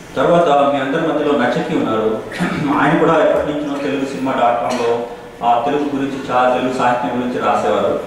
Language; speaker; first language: Telugu; native; Telugu